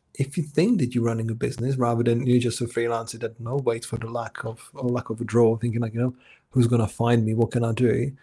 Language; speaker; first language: English; non-native, fluent; Czech